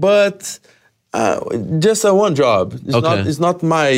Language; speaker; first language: English; non-native, learner; Portuguese